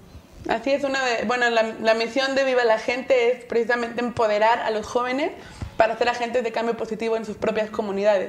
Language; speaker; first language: Spanish; native; Spanish